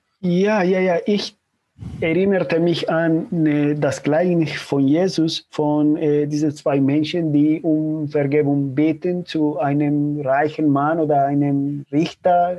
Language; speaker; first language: German; non-native, fluent; Spanish